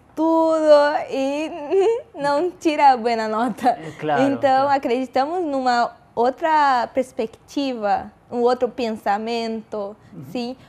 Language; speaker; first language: Spanish; non-native, learner; Portuguese